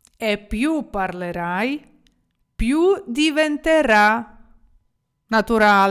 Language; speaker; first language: Italian; non-native, fluent; Ukrainian